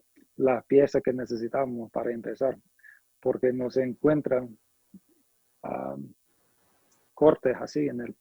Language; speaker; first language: Spanish; non-native, fluent; English